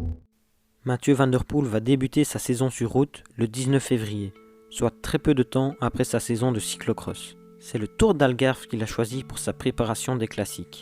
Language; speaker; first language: French; native; French